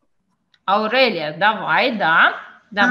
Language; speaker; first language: Russian; native; Russian